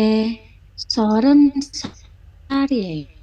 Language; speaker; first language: Korean; non-native, learner; Indonesian